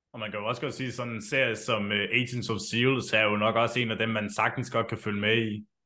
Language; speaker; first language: Danish; native; Danish